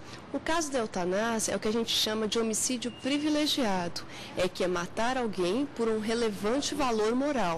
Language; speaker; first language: Portuguese; native; Portuguese